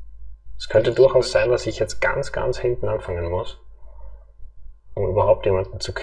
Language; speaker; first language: German; native; German